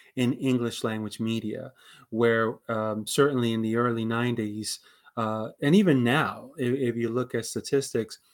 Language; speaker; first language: English; early bilingual, other home language; Spanish